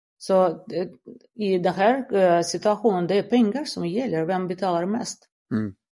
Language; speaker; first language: Swedish; non-native, fluent; Russian